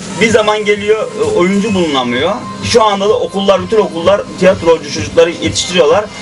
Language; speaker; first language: Turkish; native; Turkish